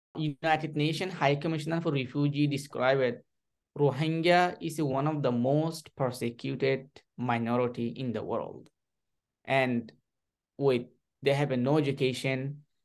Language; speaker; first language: English; non-native, learner; Rohingya